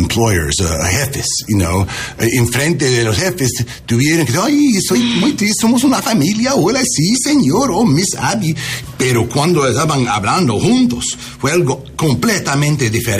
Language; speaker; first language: Spanish; non-native, learner; English